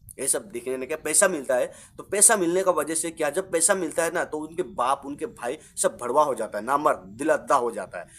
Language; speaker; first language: Hindi; non-native, local second language; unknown